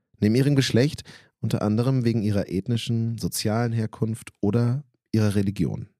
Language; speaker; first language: German; native; German